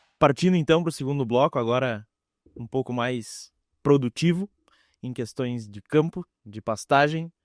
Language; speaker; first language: Portuguese; native; Portuguese